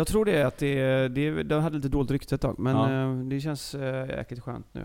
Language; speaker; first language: Swedish; native; Swedish